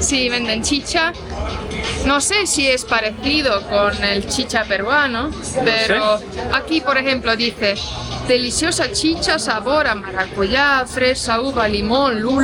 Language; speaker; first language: Spanish; non-native, fluent; Estonian